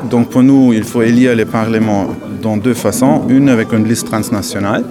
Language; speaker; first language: French; non-native, fluent; German